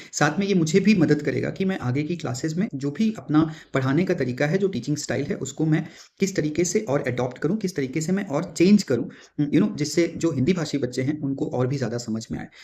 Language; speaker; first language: Hindi; native; Hindi